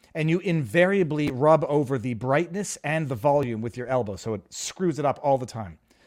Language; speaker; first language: English; native; English